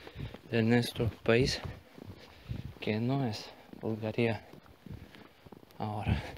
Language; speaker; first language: Spanish; non-native, learner; Bulgarian